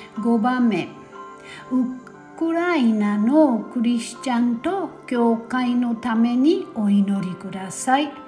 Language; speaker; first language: Japanese; non-native, fluent; German